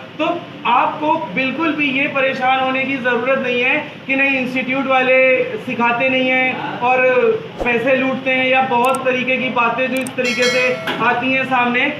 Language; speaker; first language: Hindi; native; Hindi